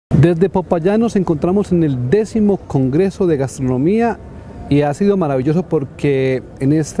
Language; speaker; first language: Spanish; native; Spanish